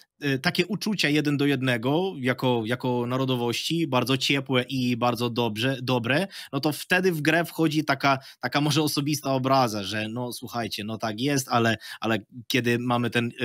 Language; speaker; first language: Polish; non-native, fluent; Ukrainian